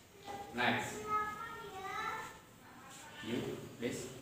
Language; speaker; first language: English; non-native, fluent; Indonesian